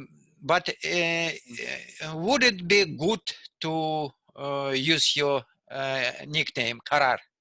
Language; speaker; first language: English; non-native, learner; Russian